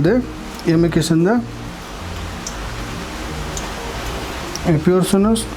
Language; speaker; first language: Turkish; non-native, learner; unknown